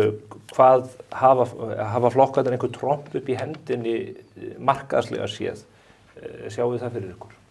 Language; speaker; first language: Icelandic; native; Icelandic